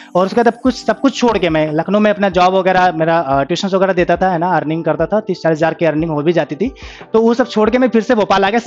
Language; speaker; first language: Hindi; native; Hindi